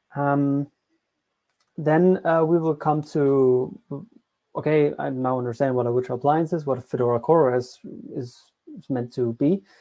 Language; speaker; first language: English; non-native, fluent; German